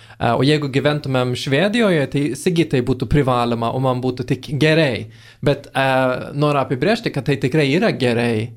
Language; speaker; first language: Lithuanian; non-native, fluent; Swedish